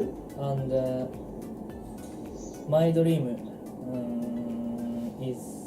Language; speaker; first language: English; non-native, learner; Japanese